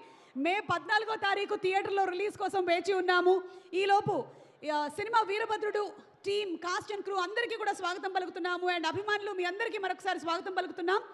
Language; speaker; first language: Telugu; native; Telugu